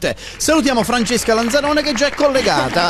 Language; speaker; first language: Italian; native; Italian